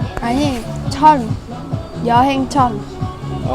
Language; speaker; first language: Korean; non-native, learner; Vietnamese